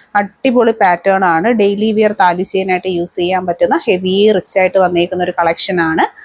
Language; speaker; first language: Malayalam; native; Malayalam